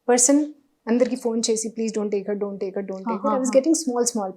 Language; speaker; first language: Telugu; non-native, learner; Hindi